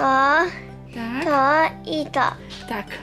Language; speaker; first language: Polish; early bilingual, heritage; Polish